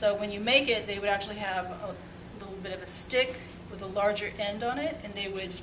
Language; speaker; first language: English; native; English